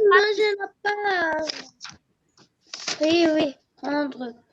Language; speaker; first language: French; non-native, learner; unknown